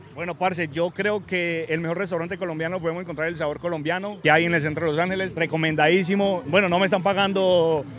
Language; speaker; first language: Spanish; native; Spanish